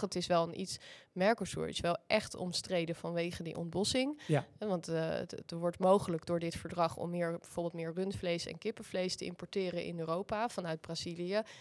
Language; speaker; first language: Dutch; native; Dutch